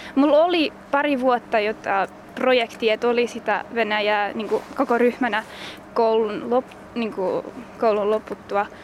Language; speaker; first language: Finnish; early bilingual, other home language; Russian